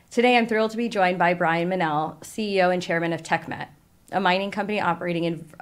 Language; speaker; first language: English; native; English